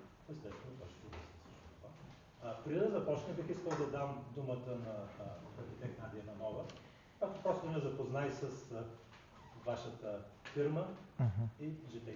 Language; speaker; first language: Bulgarian; native; Bulgarian